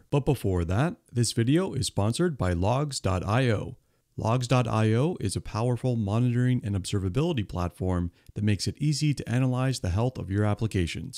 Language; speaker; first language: English; native; English